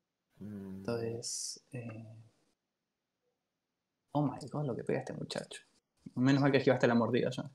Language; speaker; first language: Spanish; native; Spanish